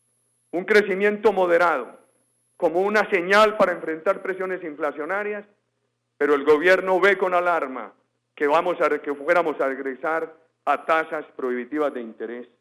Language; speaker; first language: Spanish; native; Spanish